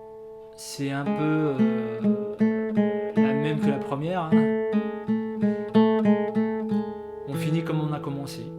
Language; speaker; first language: French; native; French